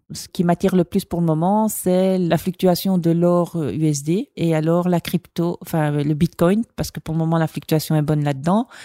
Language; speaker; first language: French; native; French